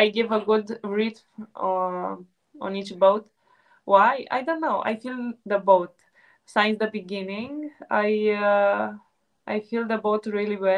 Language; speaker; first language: English; non-native, fluent; Romanian